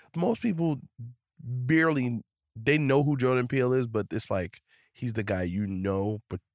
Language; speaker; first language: English; native; English